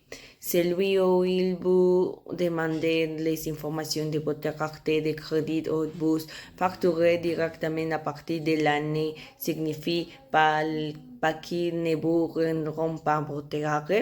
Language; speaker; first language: French; non-native, learner; Spanish